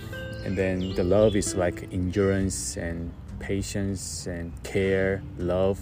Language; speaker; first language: English; non-native, fluent; Korean